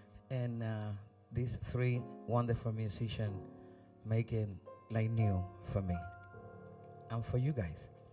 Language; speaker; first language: English; non-native, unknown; Spanish